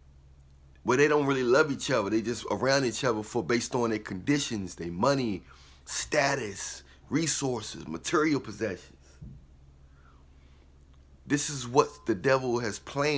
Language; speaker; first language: English; native; English